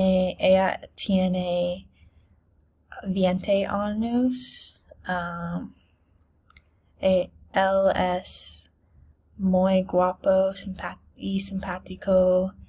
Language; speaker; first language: Spanish; non-native, learner; English